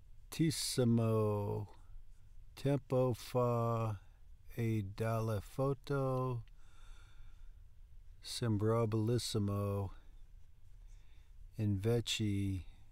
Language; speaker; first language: Italian; non-native, learner; English